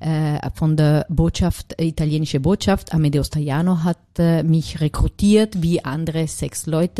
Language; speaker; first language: German; non-native, learner; Italian